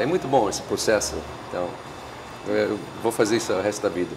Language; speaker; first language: Portuguese; non-native, fluent; English